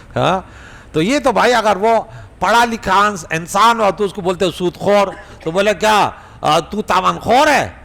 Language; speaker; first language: Urdu; non-native, local second language; Pashto